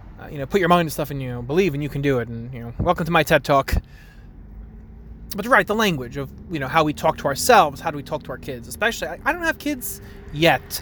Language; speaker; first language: English; native; English